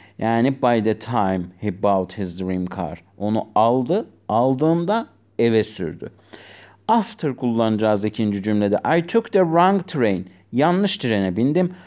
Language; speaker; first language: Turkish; non-native, fluent; Azerbaijani